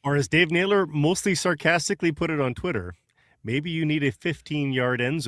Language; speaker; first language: English; native; English